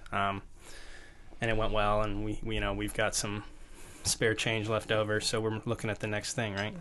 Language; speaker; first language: English; native; English